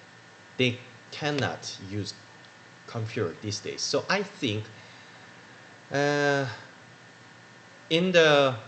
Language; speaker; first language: English; non-native, learner; Korean